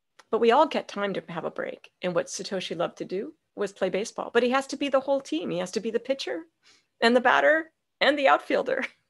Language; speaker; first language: English; native; English